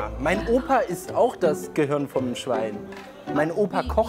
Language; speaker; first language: German; native; German